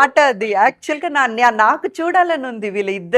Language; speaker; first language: Telugu; native; Telugu